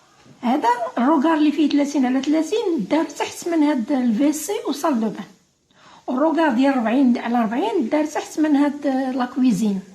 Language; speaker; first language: Arabic; native; Arabic